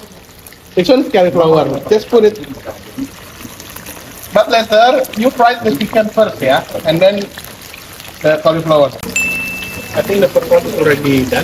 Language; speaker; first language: English; non-native, fluent; Indonesian